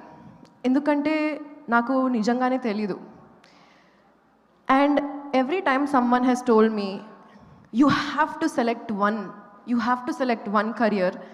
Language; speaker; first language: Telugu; non-native, local second language; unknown